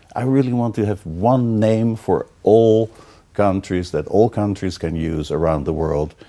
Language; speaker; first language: English; non-native, fluent; Dutch